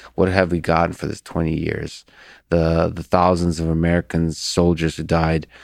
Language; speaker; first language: English; early bilingual, other home language; Russian